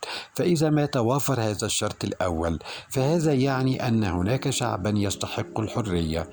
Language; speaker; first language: Arabic; native; Arabic